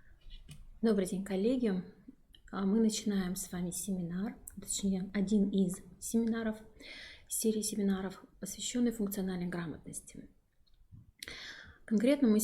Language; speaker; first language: Russian; native; Russian